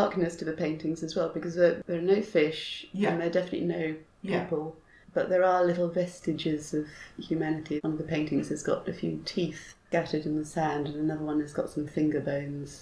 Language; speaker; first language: English; native; English